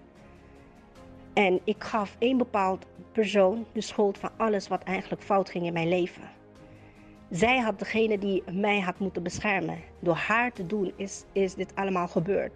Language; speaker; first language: Dutch; native; Dutch